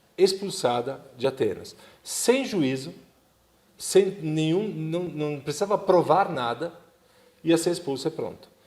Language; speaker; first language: Portuguese; non-native, fluent; Italian